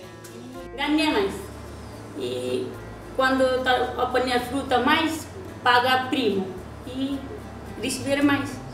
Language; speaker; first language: Portuguese; non-native, learner; Nepali